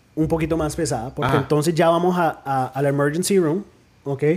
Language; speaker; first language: Spanish; early bilingual, heritage; Spanish